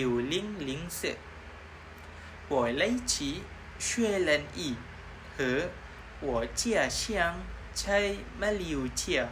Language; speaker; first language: Chinese; non-native, learner; Malay